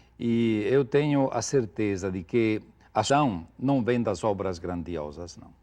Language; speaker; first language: Portuguese; non-native, fluent; Italian